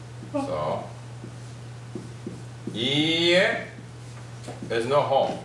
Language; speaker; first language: English; non-native, fluent; Japanese